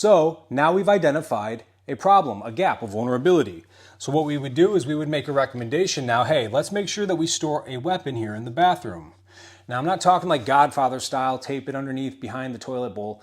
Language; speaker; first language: English; native; English